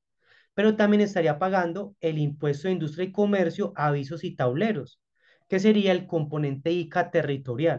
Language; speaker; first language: Spanish; native; Spanish